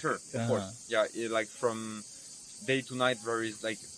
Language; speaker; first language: English; non-native, fluent; French